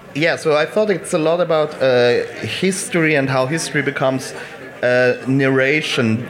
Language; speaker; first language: English; non-native, fluent; German